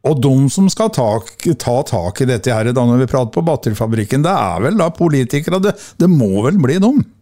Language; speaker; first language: Norwegian; native; Norwegian